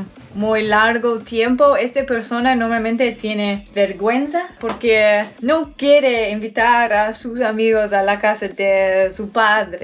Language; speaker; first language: Spanish; non-native, learner; English